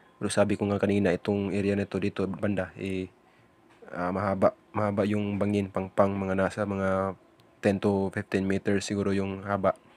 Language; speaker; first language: Filipino; non-native, local second language; Cebuano